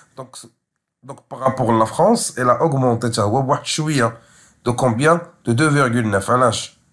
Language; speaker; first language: French; non-native, local second language; Arabic